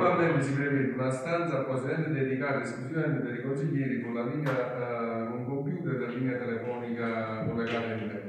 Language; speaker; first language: Italian; native; Italian